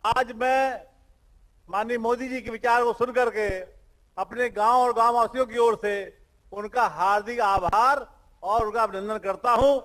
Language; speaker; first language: Hindi; native; Hindi